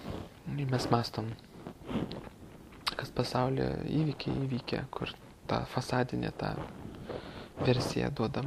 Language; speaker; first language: Lithuanian; native; Lithuanian